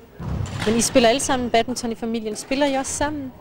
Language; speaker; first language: Danish; native; Danish